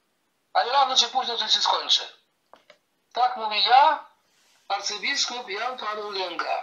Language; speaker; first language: Polish; early bilingual, heritage; Polish